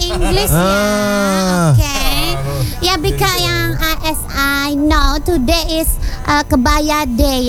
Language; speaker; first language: English; non-native, learner; Indonesian